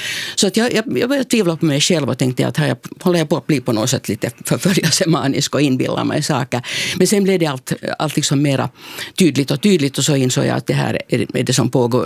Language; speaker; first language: Swedish; native; Swedish